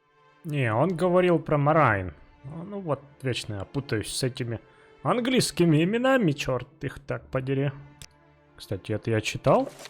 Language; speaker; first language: Russian; native; Russian